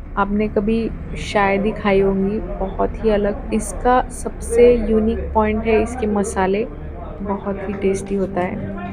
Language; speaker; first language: Hindi; non-native, local second language; Marathi